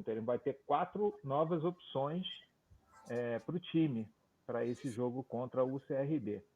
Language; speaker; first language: Portuguese; native; Portuguese